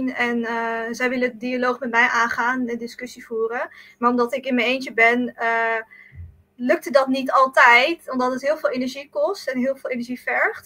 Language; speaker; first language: Dutch; early bilingual, other home language; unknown